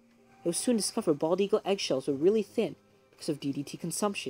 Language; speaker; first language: English; native; English